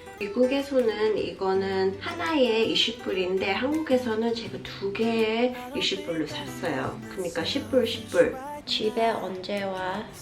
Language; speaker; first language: Korean; early bilingual, heritage; Korean